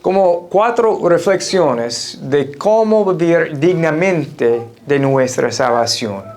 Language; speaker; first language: Spanish; non-native, fluent; English